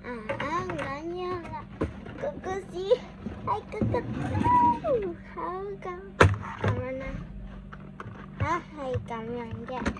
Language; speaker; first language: Cantonese; native; Cantonese